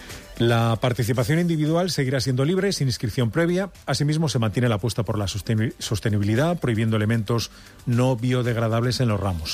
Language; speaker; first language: Spanish; native; Spanish